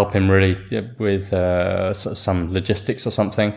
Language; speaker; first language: English; native; English